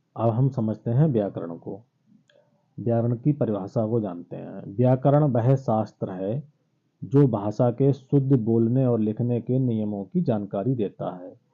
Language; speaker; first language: Hindi; native; Hindi